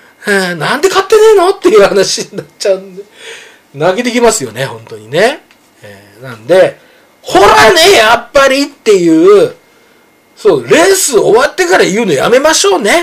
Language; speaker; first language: Japanese; native; Japanese